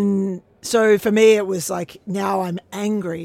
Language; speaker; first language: English; native; English